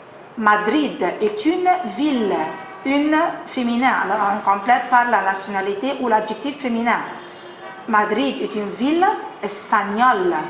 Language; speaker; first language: French; non-native, fluent; Arabic